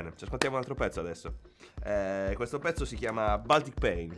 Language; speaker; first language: Italian; native; Italian